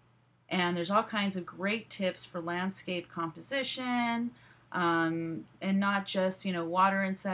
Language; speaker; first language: English; native; English